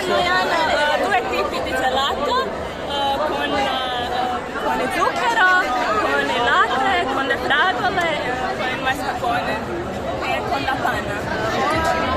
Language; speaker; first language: Italian; non-native, learner; Croatian